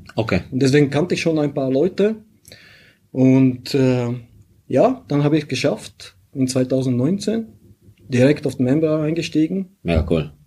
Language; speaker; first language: German; non-native, fluent; Bulgarian